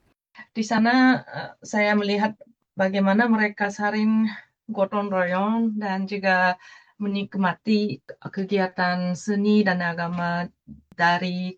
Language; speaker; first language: Indonesian; non-native, fluent; Japanese